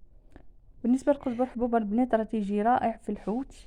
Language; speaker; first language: Arabic; native; Arabic